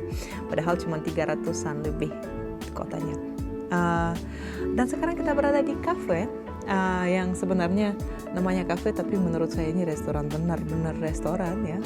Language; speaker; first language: Indonesian; non-native, fluent; Russian